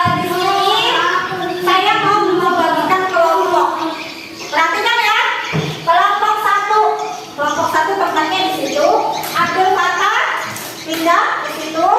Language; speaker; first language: Indonesian; native; Indonesian